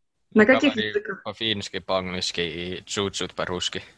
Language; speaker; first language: Russian; non-native, learner; Finnish